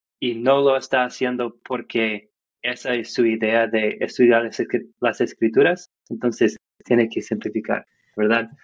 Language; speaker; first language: Spanish; non-native, fluent; English